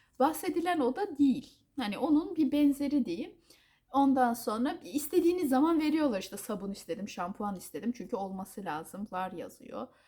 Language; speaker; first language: Turkish; native; Turkish